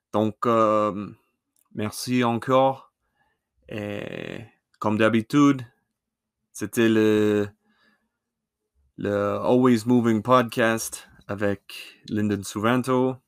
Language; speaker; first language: French; non-native, learner; English